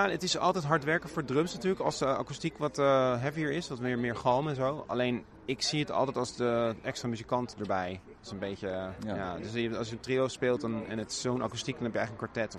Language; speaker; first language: Dutch; native; Dutch